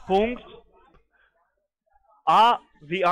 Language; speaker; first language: German; non-native, fluent; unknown